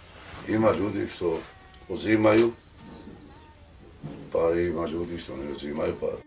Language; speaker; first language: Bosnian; non-native, local second language; Romany